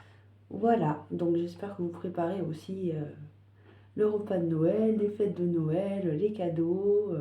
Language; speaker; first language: French; native; French